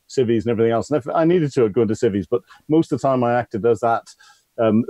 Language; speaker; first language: English; native; English